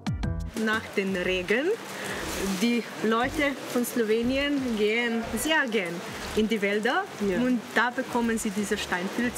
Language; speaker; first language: German; non-native, learner; Slovenian